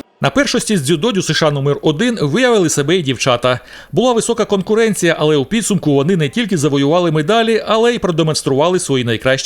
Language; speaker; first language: Ukrainian; native; Ukrainian